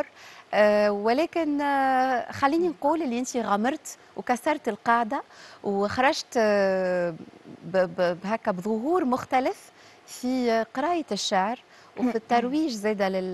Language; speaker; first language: Arabic; native; Arabic